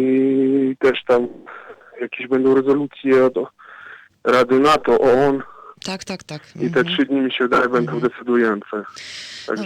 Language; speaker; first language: Polish; non-native, fluent; Ukrainian